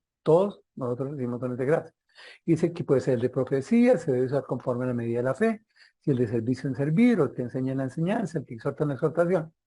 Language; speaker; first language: Spanish; native; Spanish